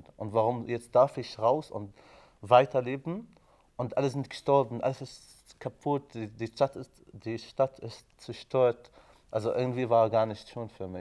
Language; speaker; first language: German; non-native, fluent; Arabic